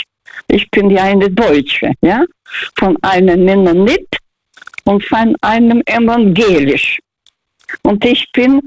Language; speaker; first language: German; early bilingual, heritage; Russian